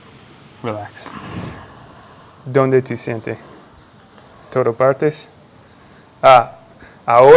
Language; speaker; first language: Spanish; non-native, learner; English